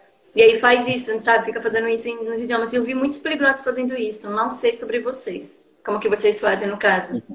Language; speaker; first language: Portuguese; non-native, fluent; Arabic